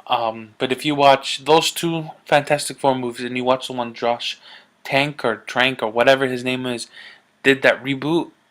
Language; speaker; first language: English; native; English